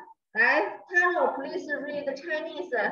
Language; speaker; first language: English; non-native, learner; Chinese